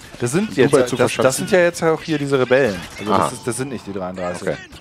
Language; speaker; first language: German; native; German